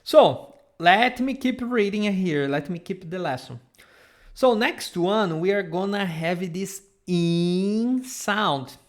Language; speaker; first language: English; non-native, fluent; Portuguese